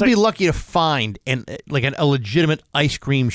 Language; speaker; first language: English; native; English